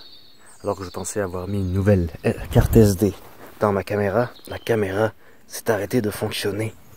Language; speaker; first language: French; native; French